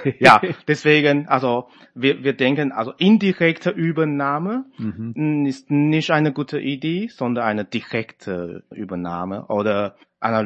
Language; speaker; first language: German; non-native, fluent; Chinese